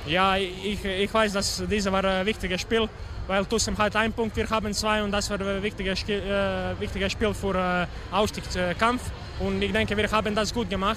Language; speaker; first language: German; non-native, learner; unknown